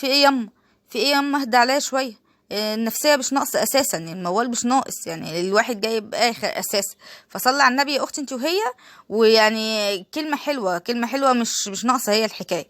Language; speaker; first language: Arabic; native; Arabic